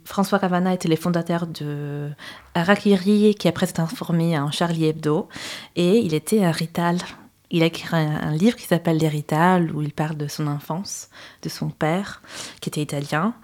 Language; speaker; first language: French; non-native, fluent; Italian